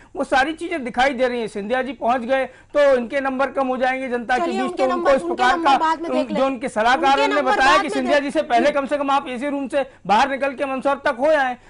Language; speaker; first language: Hindi; native; Hindi